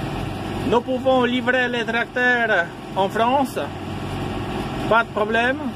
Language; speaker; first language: French; non-native, fluent; Polish